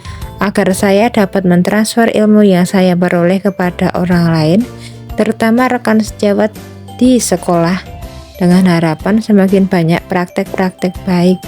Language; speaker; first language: Indonesian; native; Indonesian